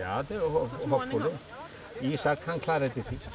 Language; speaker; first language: Swedish; non-native, learner; Icelandic